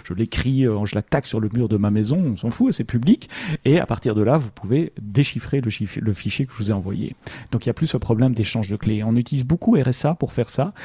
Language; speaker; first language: French; native; French